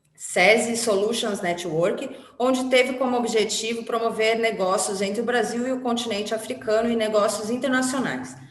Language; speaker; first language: Portuguese; native; Portuguese